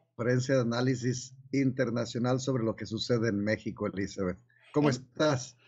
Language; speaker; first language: Spanish; native; Spanish